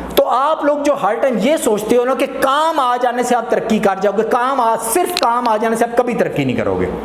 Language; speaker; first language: Urdu; non-native, local second language; Punjabi